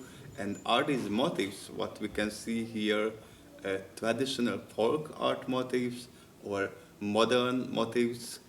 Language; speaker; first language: English; non-native, fluent; Hungarian